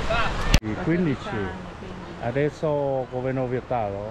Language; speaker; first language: Italian; non-native, learner; Vietnamese